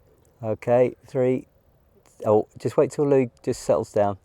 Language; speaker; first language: English; native; English